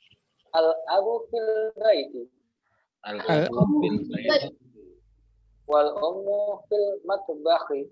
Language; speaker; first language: Arabic; non-native, fluent; Indonesian